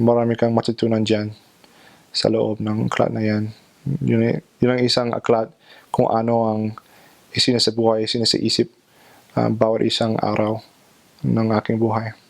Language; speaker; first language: Filipino; non-native, fluent; English